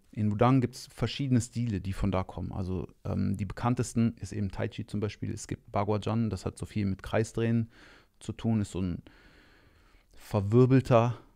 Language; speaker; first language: German; native; German